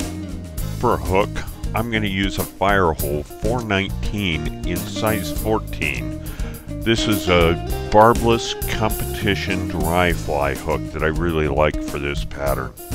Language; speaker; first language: English; native; English